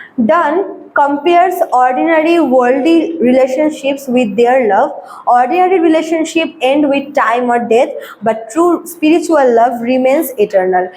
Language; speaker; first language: English; non-native, local second language; Bangla